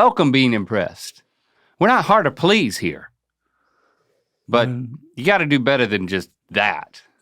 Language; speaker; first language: English; native; English